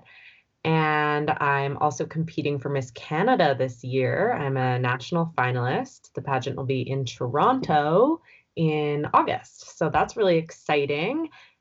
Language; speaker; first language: English; native; English